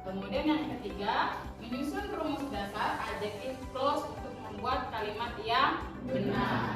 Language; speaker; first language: Indonesian; native; Indonesian